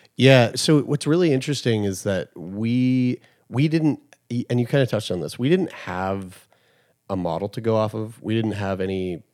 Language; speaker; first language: English; native; English